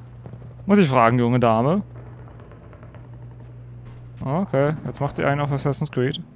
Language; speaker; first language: German; native; German